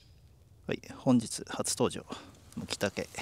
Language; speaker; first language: Japanese; native; Japanese